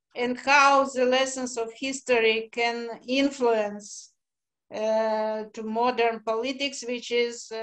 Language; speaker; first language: English; non-native, fluent; Russian